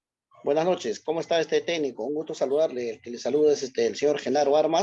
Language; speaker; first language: Spanish; native; Spanish